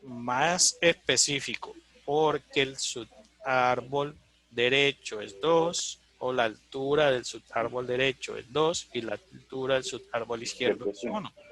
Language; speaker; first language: Spanish; native; Spanish